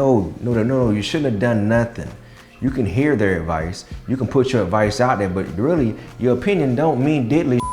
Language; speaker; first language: English; native; English